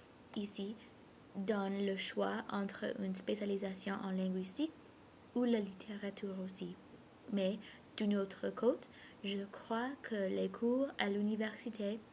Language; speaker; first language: French; non-native, learner; English